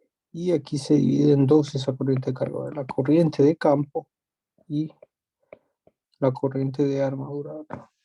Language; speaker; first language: Spanish; native; Spanish